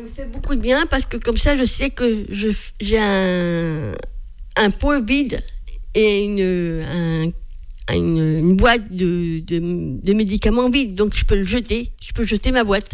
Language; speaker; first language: French; native; French